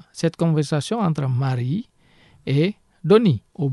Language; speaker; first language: French; non-native, fluent; Indonesian